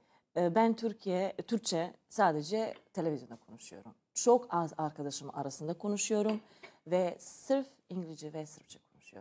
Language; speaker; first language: Turkish; non-native, learner; Serbian